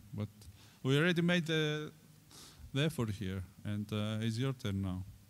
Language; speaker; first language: English; non-native, fluent; Greek